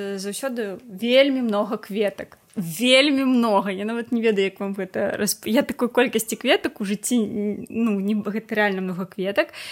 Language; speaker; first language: Belarusian; non-native, local second language; Russian